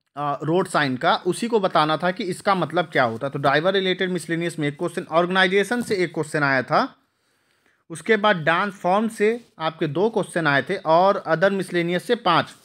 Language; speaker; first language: Hindi; native; Hindi